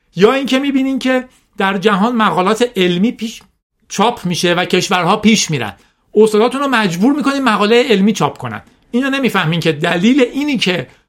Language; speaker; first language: Persian; non-native, local second language; Azerbaijani